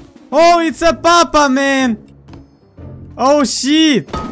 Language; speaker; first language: English; non-native, learner; Russian